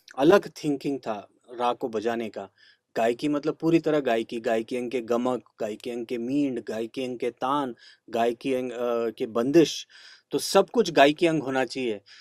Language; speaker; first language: Hindi; non-native, local second language; Kannada